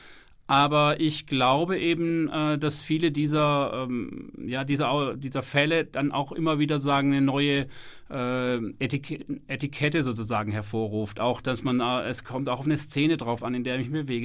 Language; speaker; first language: German; native; German